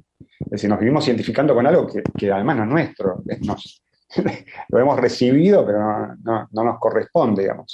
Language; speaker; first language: Spanish; native; Spanish